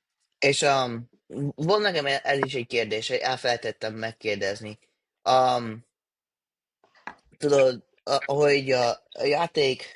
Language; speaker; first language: Hungarian; early bilingual, heritage; English